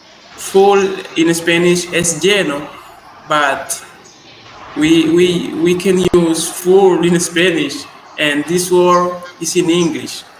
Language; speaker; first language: English; non-native, learner; Spanish